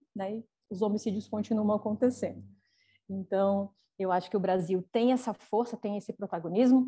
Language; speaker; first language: Portuguese; native; Portuguese